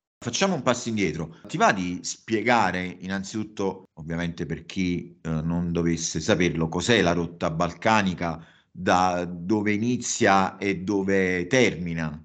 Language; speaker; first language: Italian; native; Italian